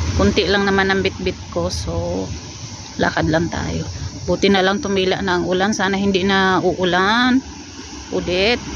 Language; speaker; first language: Filipino; non-native, local second language; Cebuano